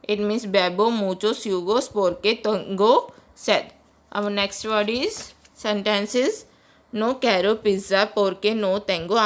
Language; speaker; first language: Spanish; non-native, learner; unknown